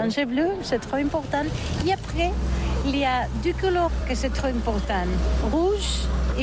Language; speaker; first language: French; non-native, learner; Catalan